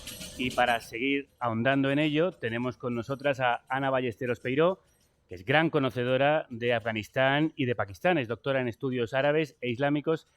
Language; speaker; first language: Spanish; native; Spanish